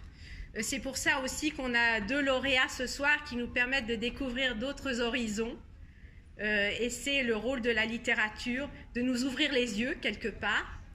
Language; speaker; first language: French; native; French